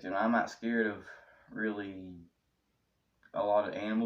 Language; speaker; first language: English; native; English